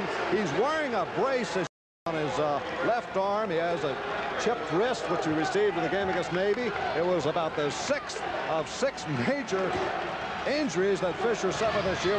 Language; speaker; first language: English; native; English